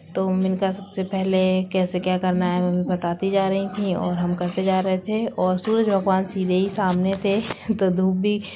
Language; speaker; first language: Hindi; native; Hindi